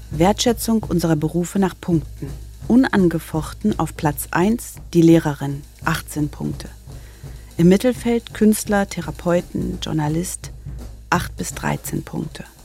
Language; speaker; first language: German; native; German